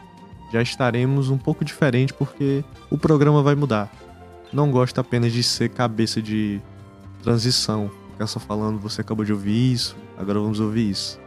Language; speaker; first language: Portuguese; native; Portuguese